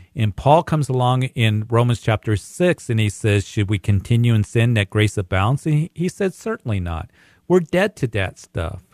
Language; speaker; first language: English; native; English